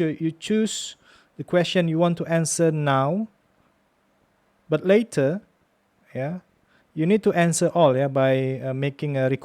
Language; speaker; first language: English; non-native, fluent; Indonesian